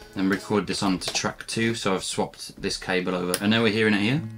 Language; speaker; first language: English; native; English